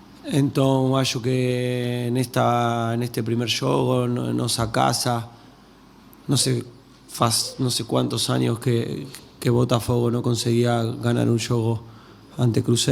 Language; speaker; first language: Portuguese; non-native, learner; Spanish